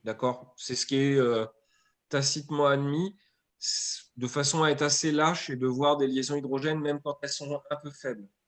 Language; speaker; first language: French; native; French